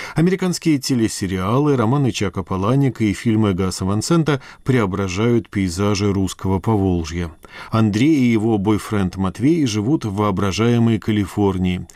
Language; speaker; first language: Russian; native; Russian